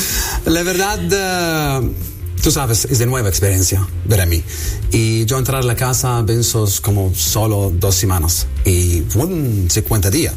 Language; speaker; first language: Spanish; non-native, learner; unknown